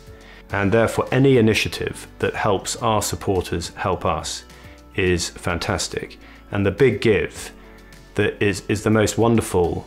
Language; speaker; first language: English; native; English